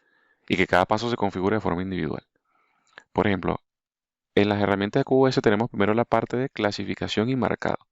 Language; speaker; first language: Spanish; native; Spanish